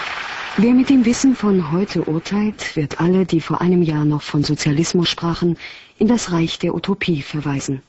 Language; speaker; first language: German; native; German